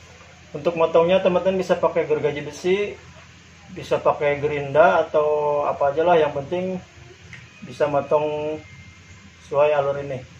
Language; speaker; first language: Indonesian; native; Indonesian